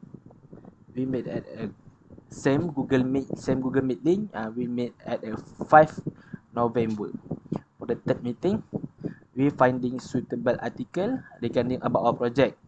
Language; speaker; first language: English; non-native, learner; Malay